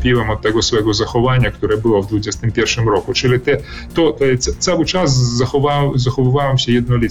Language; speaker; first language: Polish; early bilingual, heritage; Polish